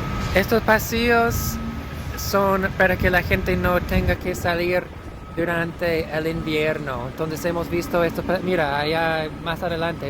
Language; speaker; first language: Spanish; non-native, fluent; English